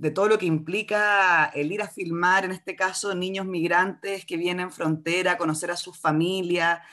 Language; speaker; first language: Spanish; native; Spanish